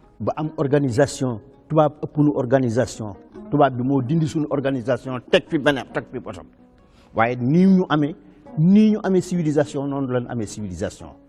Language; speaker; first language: Wolof; native; Wolof